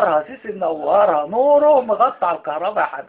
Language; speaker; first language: Arabic; native; Arabic